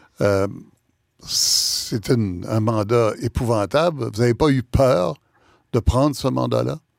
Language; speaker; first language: French; native; French